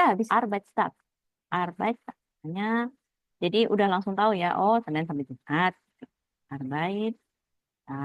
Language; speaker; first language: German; non-native, fluent; Indonesian